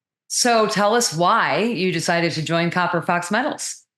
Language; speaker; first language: English; native; English